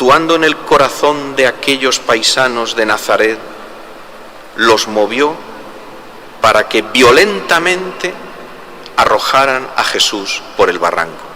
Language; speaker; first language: Spanish; native; Spanish